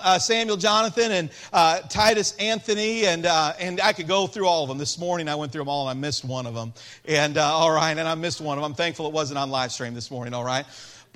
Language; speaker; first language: English; native; English